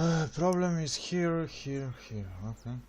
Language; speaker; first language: English; non-native, learner; Polish